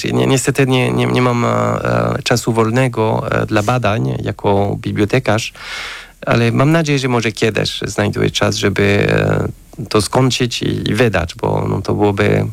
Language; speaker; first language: Polish; non-native, fluent; French